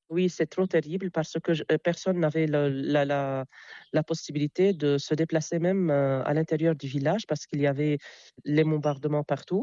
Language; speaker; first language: French; non-native, local second language; Arabic